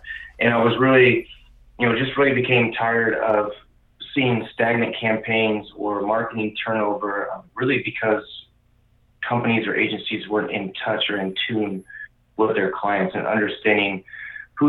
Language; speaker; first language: English; native; English